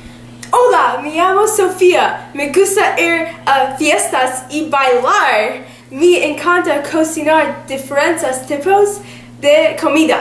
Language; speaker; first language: Spanish; non-native, learner; English